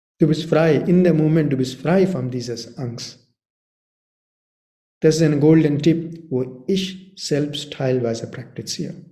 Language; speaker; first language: German; non-native, learner; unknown